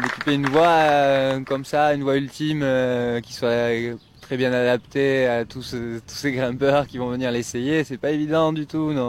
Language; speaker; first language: French; native; French